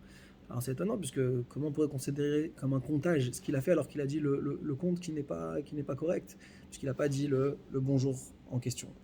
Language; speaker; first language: French; native; French